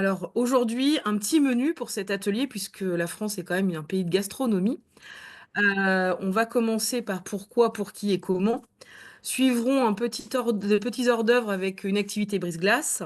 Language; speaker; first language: French; native; French